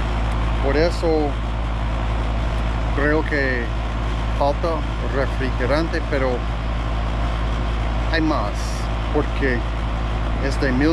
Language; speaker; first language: Spanish; non-native, fluent; English